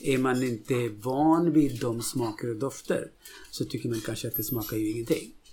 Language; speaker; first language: Swedish; non-native, fluent; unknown